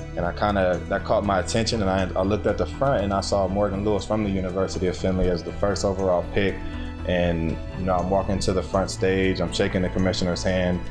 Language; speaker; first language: English; native; English